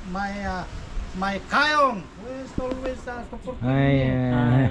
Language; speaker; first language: English; non-native, local second language; Filipino